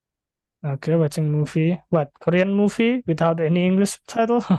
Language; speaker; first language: English; non-native, fluent; Indonesian